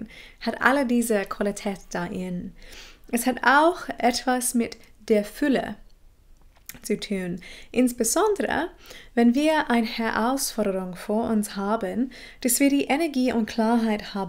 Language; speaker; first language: German; non-native, fluent; English